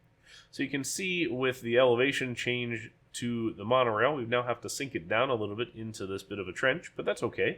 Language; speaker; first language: English; native; English